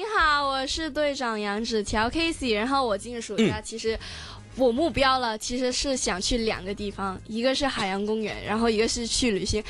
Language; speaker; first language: Chinese; non-native, local second language; Cantonese